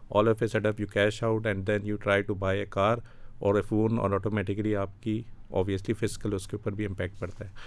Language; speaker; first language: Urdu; native; Urdu